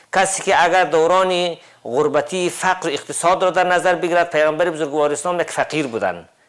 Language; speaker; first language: Persian; native; Persian